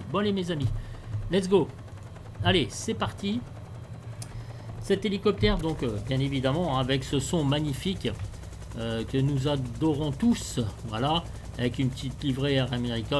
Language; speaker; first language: French; native; French